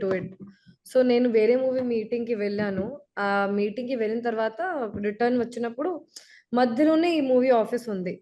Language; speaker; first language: Telugu; non-native, fluent; Hindi